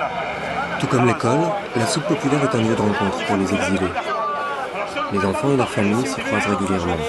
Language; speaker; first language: French; native; French